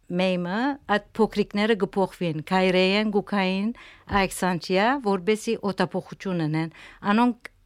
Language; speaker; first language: Armenian; early bilingual, heritage; Armenian